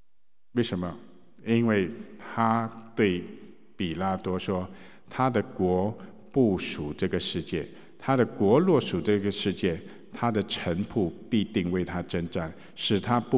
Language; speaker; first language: Chinese; native; Chinese